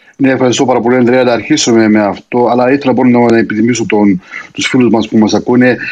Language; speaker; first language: Greek; early bilingual, heritage; Greek